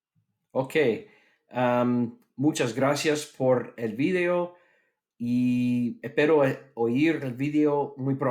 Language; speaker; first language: Spanish; non-native, fluent; English